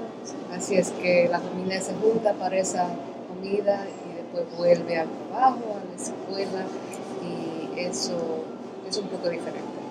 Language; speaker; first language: Spanish; early bilingual, other home language; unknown